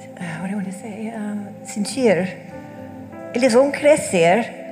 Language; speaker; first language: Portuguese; non-native, learner; English